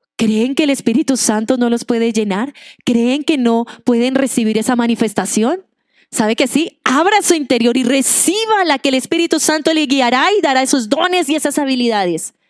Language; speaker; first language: Spanish; non-native, local second language; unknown